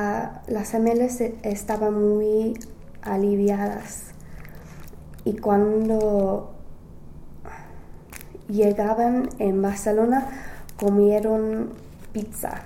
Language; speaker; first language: Spanish; non-native, learner; English